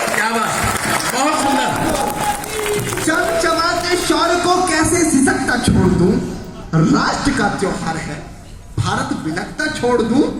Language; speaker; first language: Hindi; native; Hindi